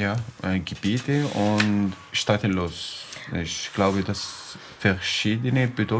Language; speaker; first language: German; non-native, learner; Arabic